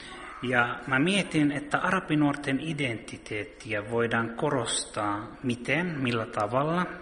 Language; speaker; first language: Finnish; early bilingual, heritage; Finnish